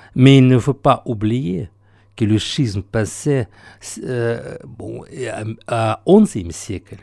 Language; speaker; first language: French; non-native, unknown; Russian